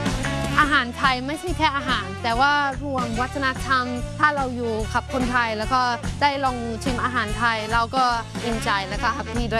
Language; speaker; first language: Thai; non-native, fluent; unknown